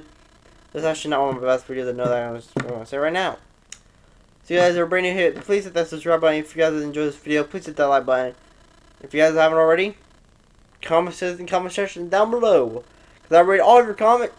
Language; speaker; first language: English; native; English